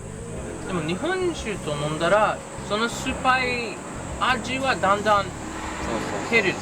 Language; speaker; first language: Japanese; non-native, fluent; English